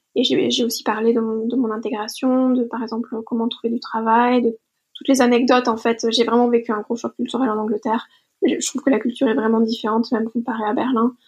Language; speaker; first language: French; native; French